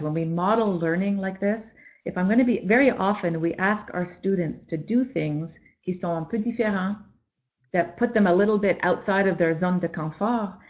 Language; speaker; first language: English; native; English